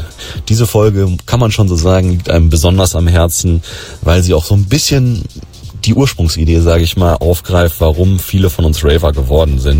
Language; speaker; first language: German; native; German